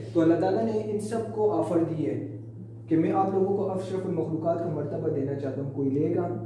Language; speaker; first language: Urdu; non-native, local second language; Pashto